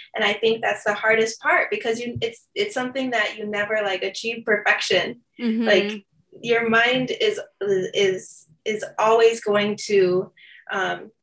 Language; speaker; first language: English; native; English